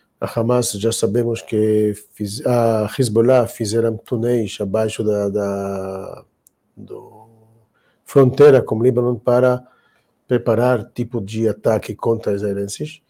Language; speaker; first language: Portuguese; non-native, learner; Hebrew